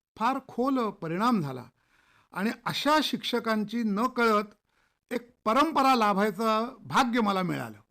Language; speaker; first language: Marathi; native; Marathi